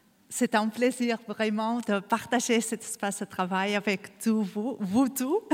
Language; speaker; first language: French; non-native, learner; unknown